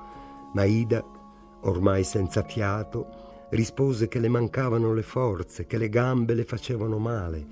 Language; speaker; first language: Italian; native; Italian